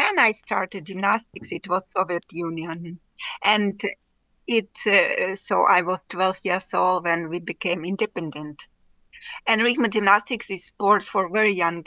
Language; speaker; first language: English; non-native, learner; Russian